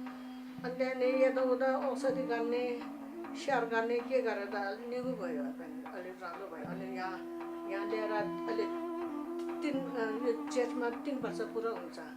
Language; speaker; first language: Nepali; non-native, local second language; Tibetan